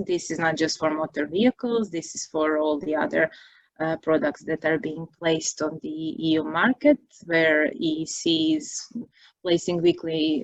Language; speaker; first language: English; non-native, fluent; Croatian